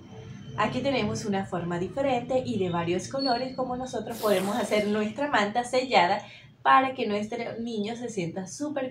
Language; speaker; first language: Spanish; native; Spanish